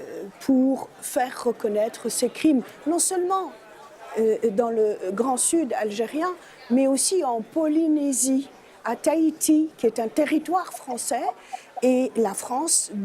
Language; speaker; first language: French; native; French